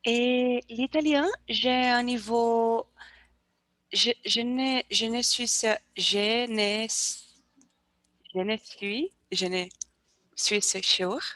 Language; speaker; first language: French; non-native, learner; Portuguese